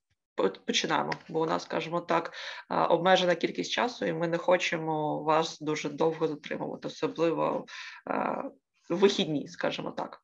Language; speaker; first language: Ukrainian; native; Ukrainian